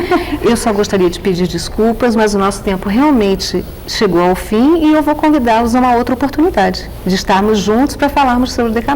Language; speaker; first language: Portuguese; native; Portuguese